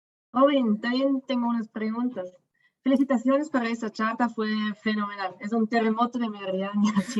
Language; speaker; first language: Spanish; non-native, fluent; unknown